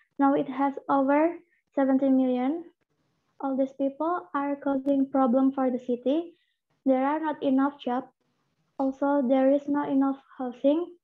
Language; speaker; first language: English; non-native, fluent; Indonesian